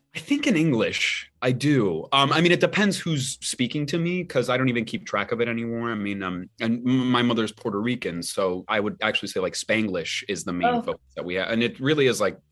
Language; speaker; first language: English; early bilingual, other home language; Spanish